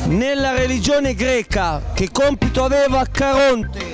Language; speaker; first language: Italian; native; Italian